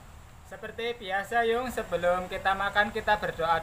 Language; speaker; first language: Indonesian; non-native, local second language; Javanese